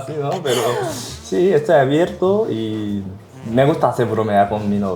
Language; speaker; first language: Spanish; non-native, learner; Korean